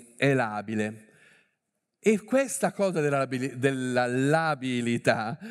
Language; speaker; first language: Italian; native; Italian